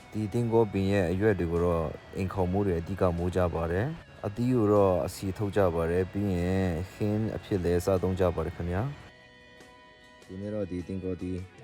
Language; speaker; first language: Burmese; non-native, local second language; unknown